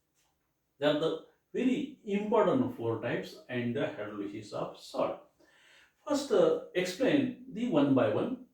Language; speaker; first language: English; non-native, local second language; Marathi